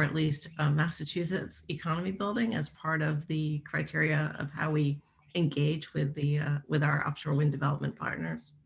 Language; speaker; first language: English; native; English